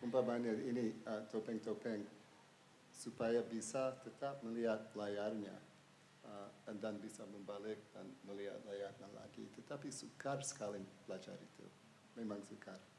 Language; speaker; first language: Indonesian; non-native, fluent; English